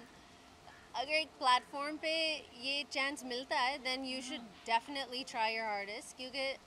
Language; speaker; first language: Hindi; early bilingual, heritage; English